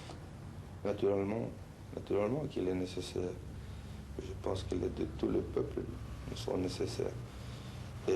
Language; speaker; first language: French; non-native, fluent; Spanish